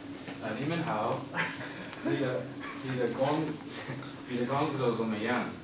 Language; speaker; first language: Chinese; non-native, learner; English